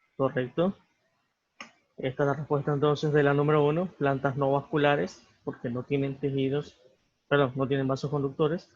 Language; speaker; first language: Spanish; native; Spanish